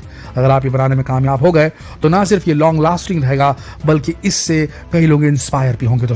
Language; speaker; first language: Hindi; native; Hindi